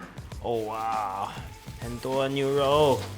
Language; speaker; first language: Chinese; non-native, learner; English